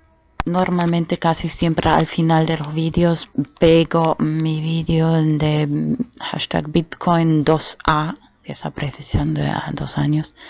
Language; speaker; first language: Spanish; non-native, fluent; German